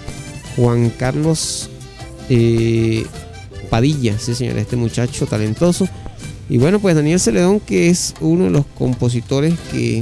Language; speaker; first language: Spanish; native; Spanish